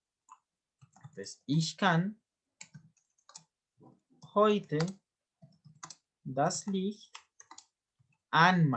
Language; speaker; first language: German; non-native, learner; Spanish